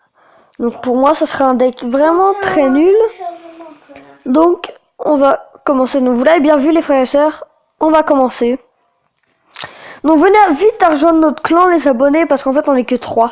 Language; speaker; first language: French; native; French